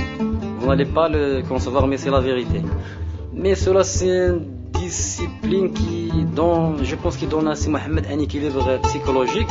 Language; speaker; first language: French; non-native, local second language; Arabic